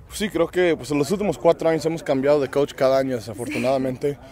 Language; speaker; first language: Spanish; early bilingual, other home language; English